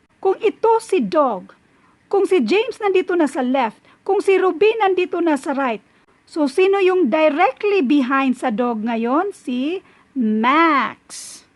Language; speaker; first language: Filipino; non-native, local second language; Cebuano